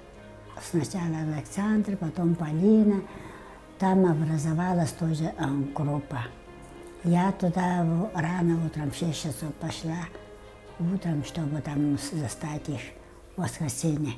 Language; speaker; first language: Russian; non-native, local second language; Tuvinian